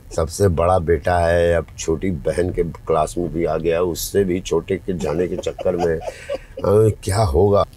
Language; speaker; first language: Hindi; native; Hindi